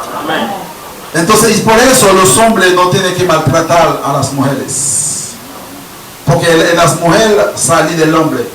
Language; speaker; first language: Spanish; non-native, learner; Haitian Creole